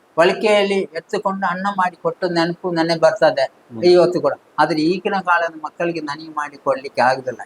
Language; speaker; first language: Kannada; non-native, local second language; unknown